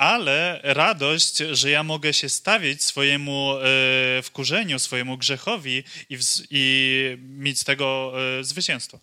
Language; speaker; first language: Polish; non-native, learner; English